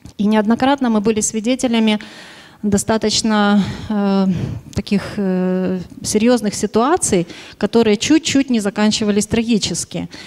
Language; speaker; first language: Russian; native; Russian